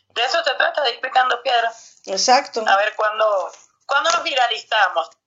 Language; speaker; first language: Spanish; native; Spanish